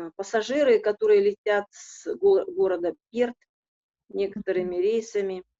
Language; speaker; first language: Russian; non-native, local second language; Kazakh